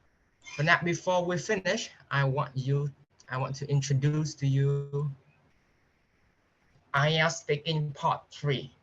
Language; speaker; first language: English; non-native, fluent; Vietnamese